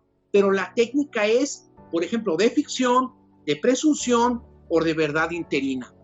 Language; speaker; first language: Spanish; native; Spanish